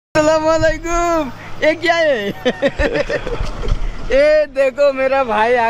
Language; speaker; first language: Hindi; non-native, learner; Bangla